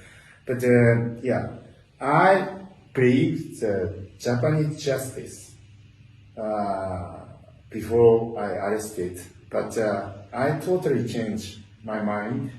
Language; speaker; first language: English; non-native, learner; Japanese